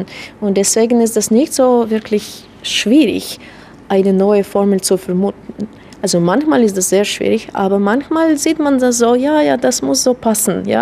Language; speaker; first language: German; non-native, fluent; Russian